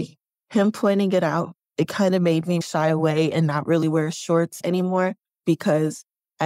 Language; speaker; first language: English; native; English